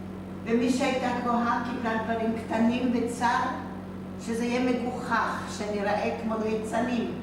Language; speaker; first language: Hebrew; non-native, fluent; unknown